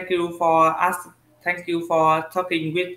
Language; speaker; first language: English; non-native, learner; Vietnamese